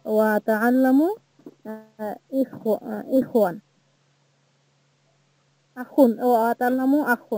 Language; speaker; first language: Arabic; non-native, learner; Bangla